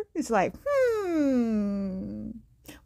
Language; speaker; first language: English; native; English